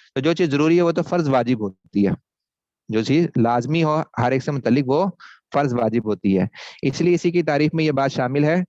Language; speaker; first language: Urdu; non-native, local second language; Punjabi